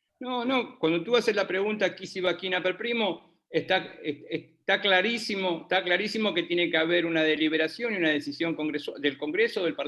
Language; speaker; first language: Spanish; native; Spanish